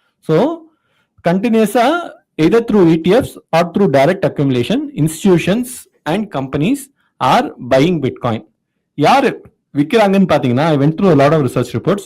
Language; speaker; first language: English; non-native, local second language; Tamil